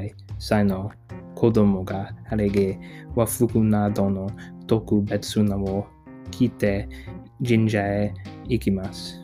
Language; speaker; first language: Japanese; non-native, learner; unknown